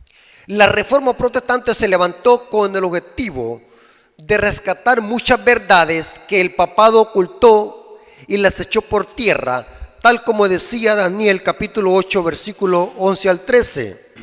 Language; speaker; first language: Spanish; native; Spanish